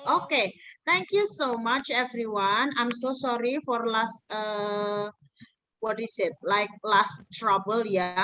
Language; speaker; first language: English; non-native, fluent; Indonesian